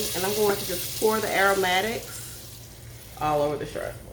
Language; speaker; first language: English; native; English